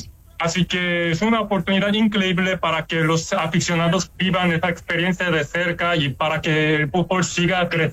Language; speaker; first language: Spanish; non-native, fluent; Korean